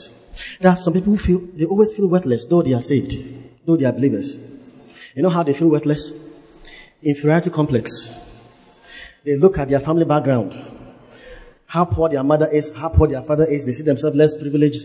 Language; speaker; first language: English; non-native, local second language; Akan